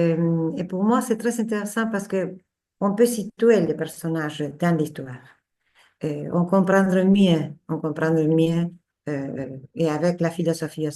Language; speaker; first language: French; non-native, fluent; Spanish